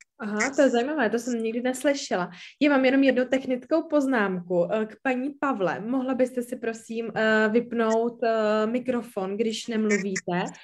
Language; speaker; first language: Czech; native; Czech